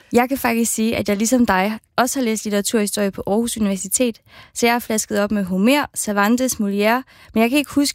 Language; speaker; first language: Danish; native; Danish